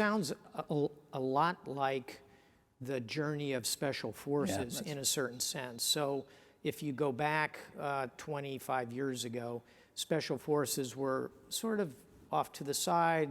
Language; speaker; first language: English; native; English